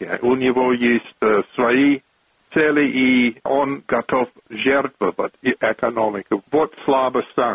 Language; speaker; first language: Russian; non-native, fluent; English